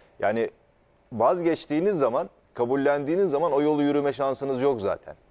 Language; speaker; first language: Turkish; native; Turkish